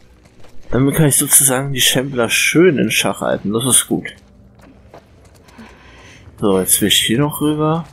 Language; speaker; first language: German; native; German